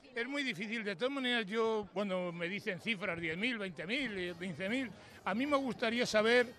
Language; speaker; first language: Spanish; native; Spanish